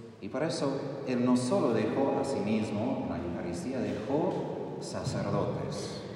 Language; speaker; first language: Spanish; non-native, fluent; English